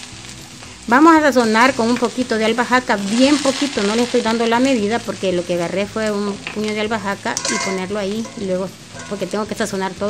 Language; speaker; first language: Spanish; native; Spanish